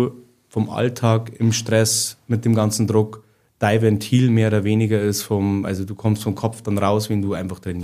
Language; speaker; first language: German; native; German